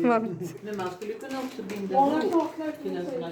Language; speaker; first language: Swedish; native; Swedish